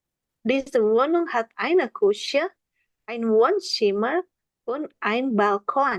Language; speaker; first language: German; non-native, learner; Indonesian